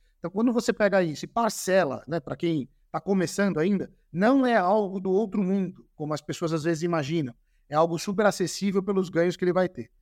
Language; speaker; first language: Portuguese; native; Portuguese